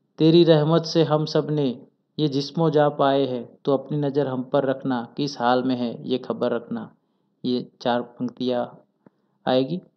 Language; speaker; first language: Hindi; non-native, local second language; Gujarati